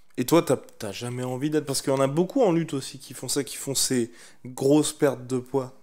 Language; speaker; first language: French; native; French